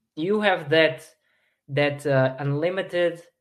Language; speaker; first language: English; non-native, fluent; Portuguese